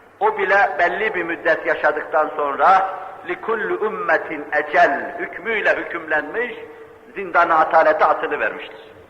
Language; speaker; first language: Turkish; native; Turkish